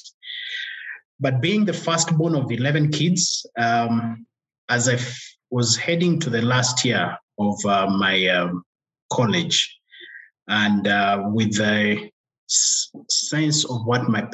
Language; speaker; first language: English; non-native, local second language; Kinyarwanda